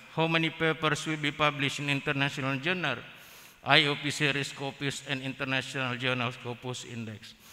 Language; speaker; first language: English; non-native, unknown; Indonesian